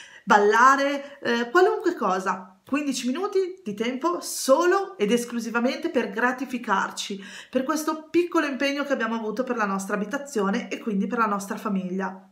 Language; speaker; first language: Italian; native; Italian